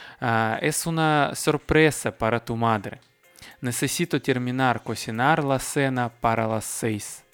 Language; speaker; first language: Spanish; non-native, learner; Russian